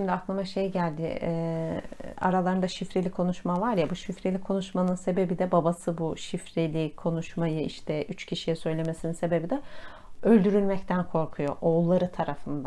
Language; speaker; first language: Turkish; native; Turkish